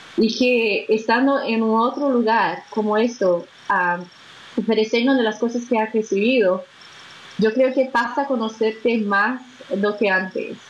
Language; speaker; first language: Spanish; non-native, fluent; Portuguese